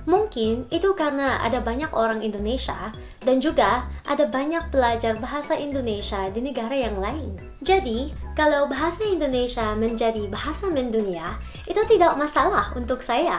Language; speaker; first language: Indonesian; non-native, learner; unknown